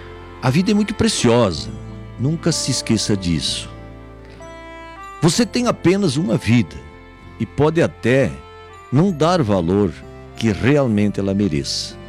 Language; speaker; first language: Portuguese; native; Portuguese